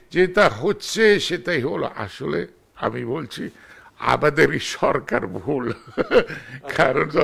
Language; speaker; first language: Bangla; non-native, fluent; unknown